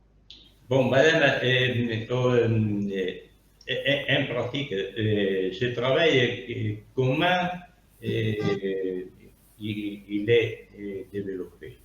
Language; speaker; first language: French; non-native, learner; Italian